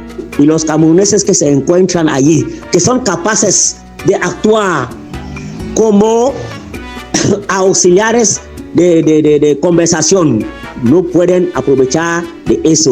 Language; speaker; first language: Spanish; non-native, fluent; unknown